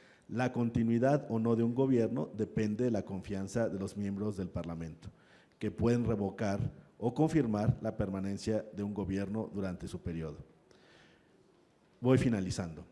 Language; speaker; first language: Spanish; native; Spanish